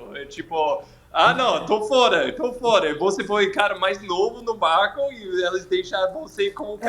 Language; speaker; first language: Portuguese; non-native, fluent; English